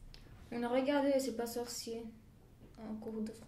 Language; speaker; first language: French; non-native, fluent; Bulgarian